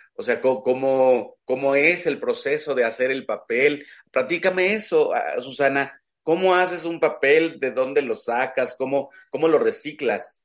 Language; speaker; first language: Spanish; non-native, local second language; Nahuatl languages